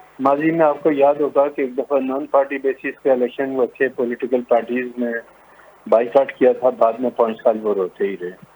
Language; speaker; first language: Urdu; non-native, local second language; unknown